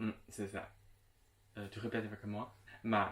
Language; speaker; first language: French; non-native, local second language; Chinese